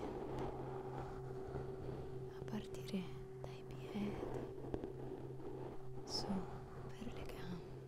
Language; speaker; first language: Italian; native; Italian